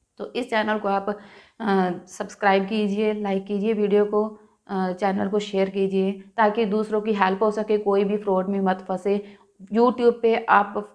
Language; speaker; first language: Hindi; non-native, local second language; Punjabi